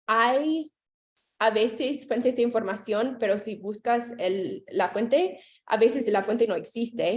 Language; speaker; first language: Spanish; non-native, fluent; English